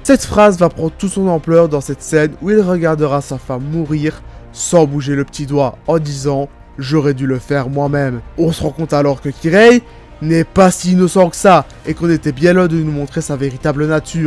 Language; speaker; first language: French; native; French